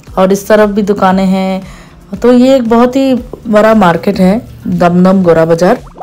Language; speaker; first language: Hindi; non-native, local second language; Bangla